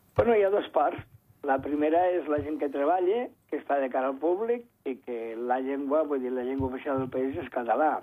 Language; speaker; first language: Catalan; native; Catalan